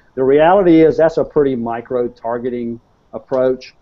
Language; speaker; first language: English; native; English